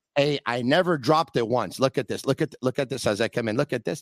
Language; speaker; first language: English; native; English